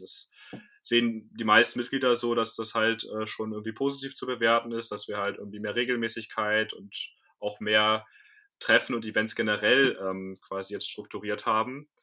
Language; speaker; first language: German; native; German